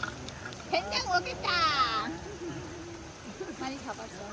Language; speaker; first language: Korean; non-native, learner; Vietnamese